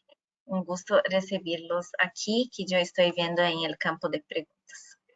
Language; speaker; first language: Spanish; non-native, fluent; Portuguese